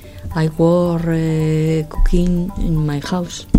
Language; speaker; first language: English; non-native, learner; Spanish